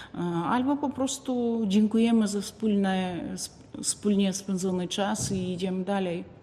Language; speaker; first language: Polish; non-native, fluent; Ukrainian